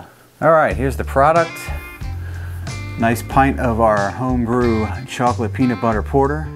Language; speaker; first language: English; native; English